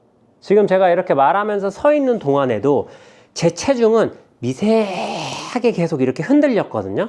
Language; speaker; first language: Korean; native; Korean